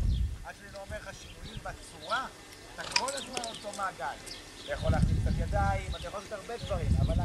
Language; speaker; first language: Hebrew; native; Hebrew